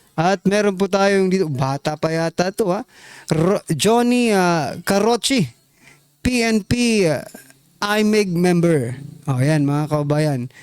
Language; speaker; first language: Filipino; non-native, local second language; Waray